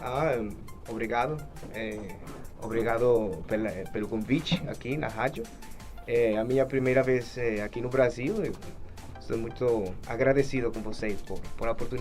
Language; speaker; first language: Portuguese; non-native, fluent; Spanish